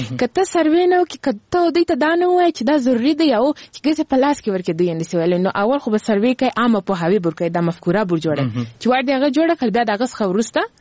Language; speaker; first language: Pashto; early bilingual, heritage; Pashto